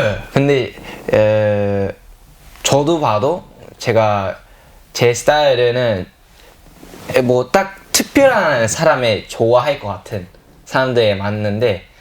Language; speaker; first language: Korean; early bilingual, heritage; English